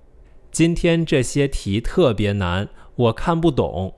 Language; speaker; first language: Chinese; non-native, fluent; English